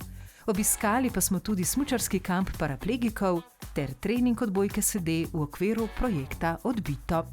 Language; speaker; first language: Slovenian; native; Slovenian